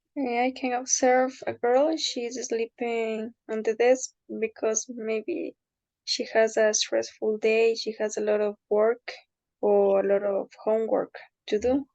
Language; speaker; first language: English; non-native, learner; Spanish